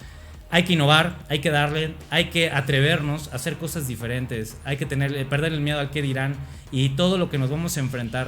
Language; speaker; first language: Spanish; native; Spanish